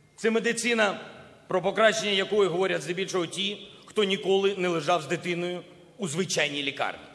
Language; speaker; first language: Ukrainian; non-native, local second language; Russian